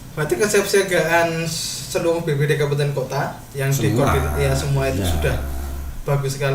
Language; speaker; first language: Indonesian; native; Indonesian